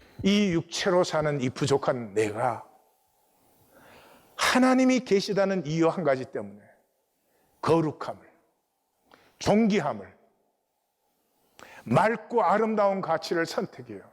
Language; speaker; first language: Korean; native; Korean